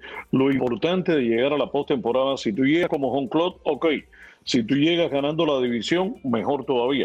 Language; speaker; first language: Spanish; native; Spanish